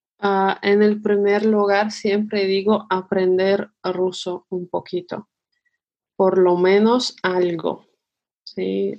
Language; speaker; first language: Spanish; non-native, fluent; Russian